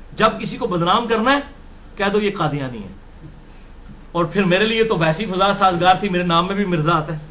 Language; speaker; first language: Urdu; non-native, local second language; Punjabi